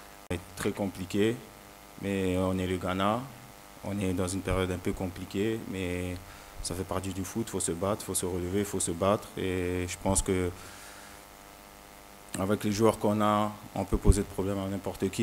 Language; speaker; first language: French; early bilingual, heritage; French